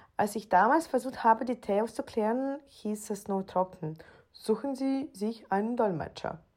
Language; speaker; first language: German; non-native, fluent; Ukrainian